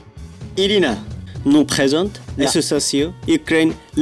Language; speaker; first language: French; non-native, learner; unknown